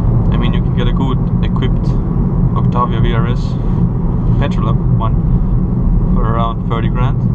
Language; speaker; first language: English; non-native, fluent; Estonian